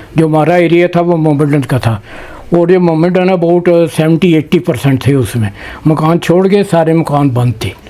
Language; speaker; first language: Urdu; non-native, local second language; Punjabi